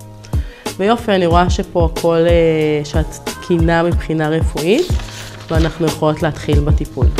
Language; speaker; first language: Hebrew; native; Hebrew